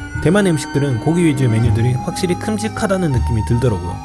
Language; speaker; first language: Korean; native; Korean